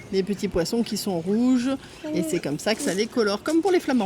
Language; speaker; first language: French; native; French